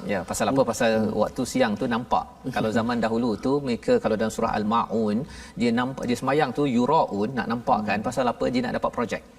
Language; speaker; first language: Malay; native; Malay